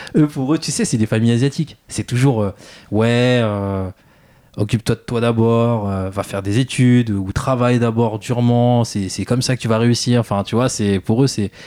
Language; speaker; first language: French; early bilingual, other home language; Khmer